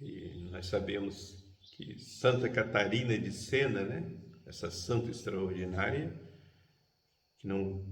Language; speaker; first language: Portuguese; native; Portuguese